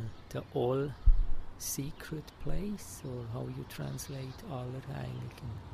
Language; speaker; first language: English; non-native, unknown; Swiss German